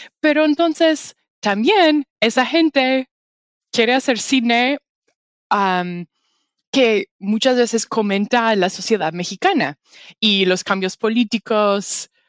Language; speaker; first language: Spanish; non-native, fluent; English